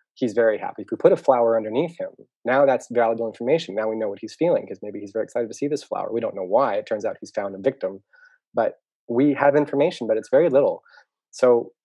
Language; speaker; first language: English; native; English